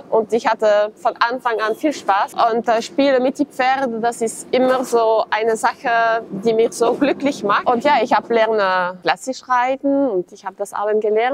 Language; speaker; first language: German; non-native, fluent; French